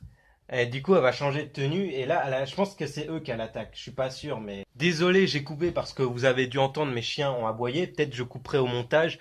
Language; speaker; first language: French; native; French